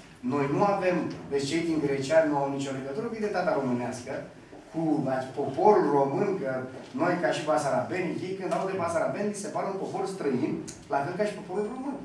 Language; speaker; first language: Romanian; non-native, local second language; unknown